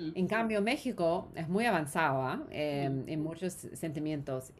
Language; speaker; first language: Spanish; non-native, fluent; English